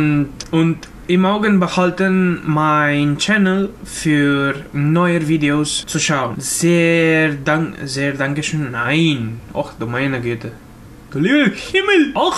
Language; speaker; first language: German; non-native, learner; Romanian